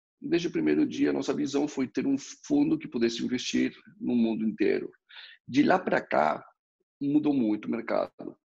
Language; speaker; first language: Portuguese; early bilingual, other home language; Spanish